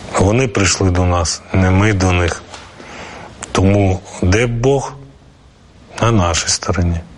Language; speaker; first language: Ukrainian; non-native, local second language; Russian